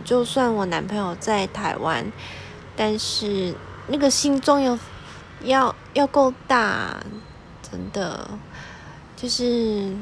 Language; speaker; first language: Chinese; non-native, local second language; Cantonese